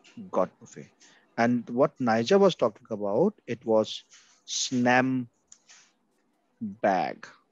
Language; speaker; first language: English; non-native, local second language; Hindi